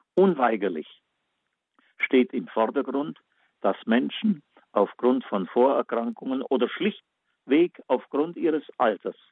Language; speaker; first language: German; native; German